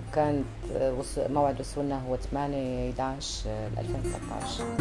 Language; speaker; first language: Arabic; native; Arabic